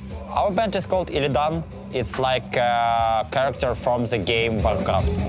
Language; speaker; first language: English; non-native, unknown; Ukrainian